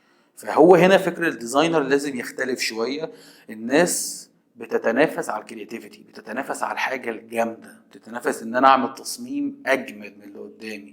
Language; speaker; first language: Arabic; native; Arabic